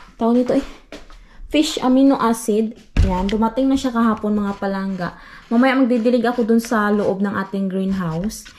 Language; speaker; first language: Filipino; non-native, local second language; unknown